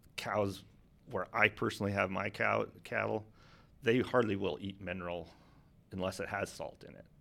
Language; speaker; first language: English; native; English